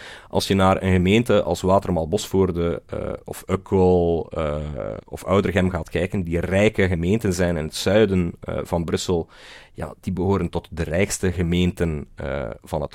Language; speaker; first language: Dutch; native; Dutch